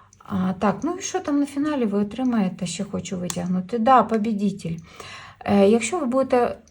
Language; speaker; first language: Ukrainian; non-native, local second language; Russian